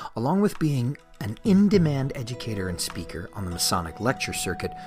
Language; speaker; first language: English; native; English